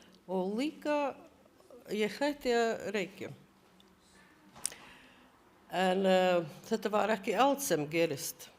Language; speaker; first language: Icelandic; non-native, learner; Latvian